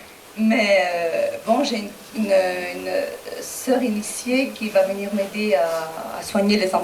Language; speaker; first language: French; non-native, learner; Spanish